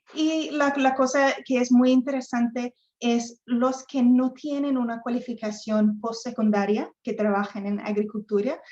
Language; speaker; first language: Spanish; non-native, fluent; English